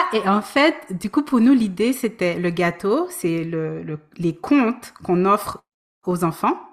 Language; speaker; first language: French; native; French